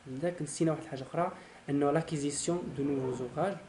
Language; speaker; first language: Arabic; native; Arabic